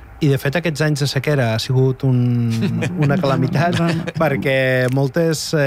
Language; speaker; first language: Catalan; native; Catalan